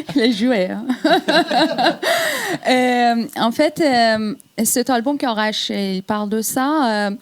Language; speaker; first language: French; non-native, fluent; Persian